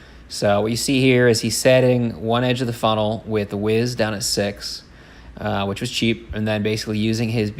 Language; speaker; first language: English; native; English